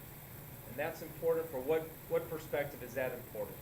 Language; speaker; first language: English; native; English